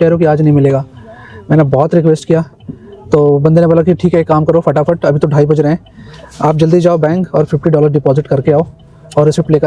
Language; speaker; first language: Hindi; native; Hindi